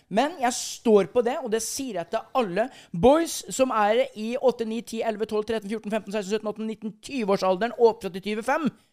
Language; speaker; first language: Norwegian; native; Norwegian